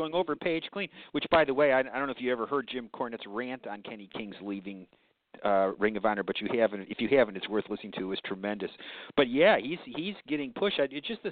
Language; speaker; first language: English; native; English